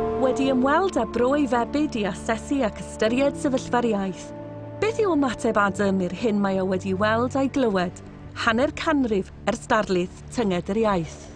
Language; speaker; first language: Welsh; native; Welsh